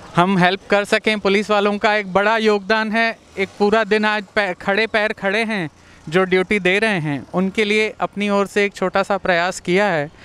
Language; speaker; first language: Hindi; non-native, local second language; Sindhi